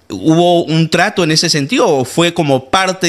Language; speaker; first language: Spanish; native; Spanish